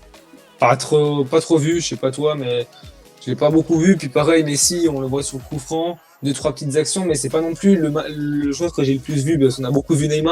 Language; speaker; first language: French; native; French